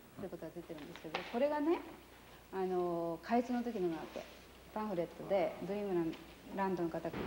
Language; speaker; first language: Japanese; native; Japanese